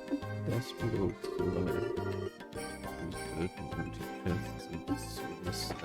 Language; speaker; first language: German; native; German